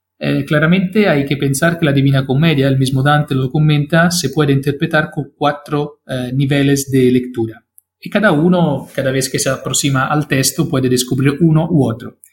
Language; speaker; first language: Spanish; non-native, fluent; Italian